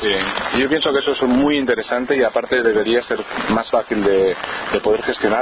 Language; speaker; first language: Spanish; native; Spanish